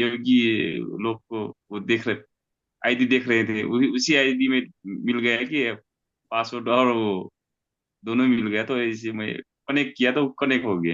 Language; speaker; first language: Hindi; non-native, learner; Nepali